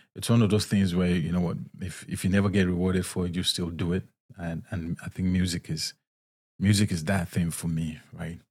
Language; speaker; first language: English; non-native, local second language; Yoruba